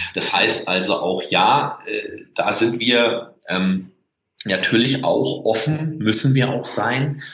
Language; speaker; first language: German; native; German